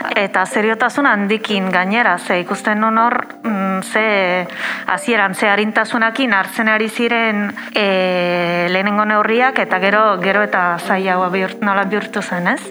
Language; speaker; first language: Basque; non-native, fluent; Italian